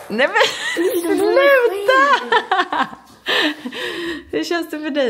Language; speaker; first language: Swedish; native; Swedish